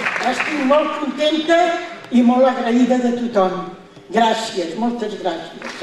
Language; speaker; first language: Catalan; non-native, local second language; Spanish